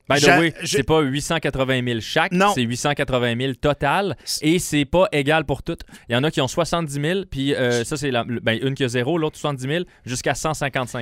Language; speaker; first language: French; native; French